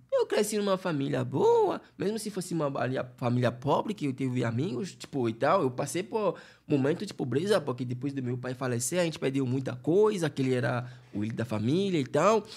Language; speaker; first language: Portuguese; non-native, fluent; Fon